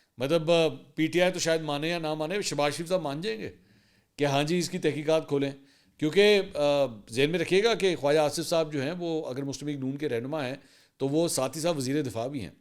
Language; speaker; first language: Urdu; native; Urdu